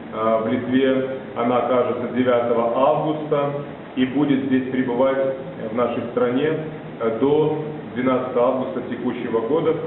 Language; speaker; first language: Russian; native; Russian